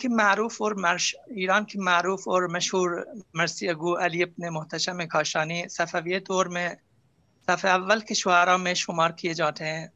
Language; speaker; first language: Urdu; non-native, fluent; Azerbaijani